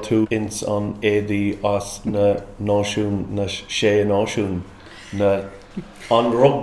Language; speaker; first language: Irish; non-native, learner; English